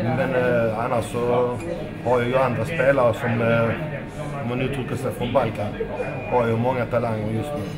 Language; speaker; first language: Swedish; early bilingual, other home language; Macedonian